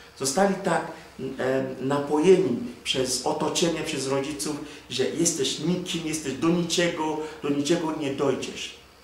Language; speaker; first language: Polish; non-native, fluent; Igbo